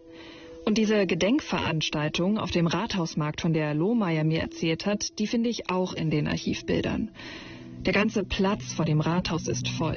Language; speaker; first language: German; native; German